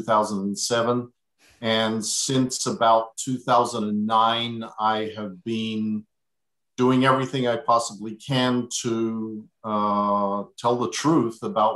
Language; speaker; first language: English; native; English